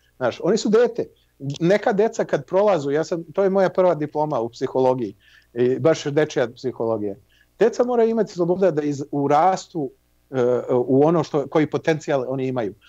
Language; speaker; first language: Serbian; early bilingual, heritage; Serbian